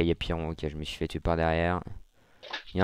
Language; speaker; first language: French; native; French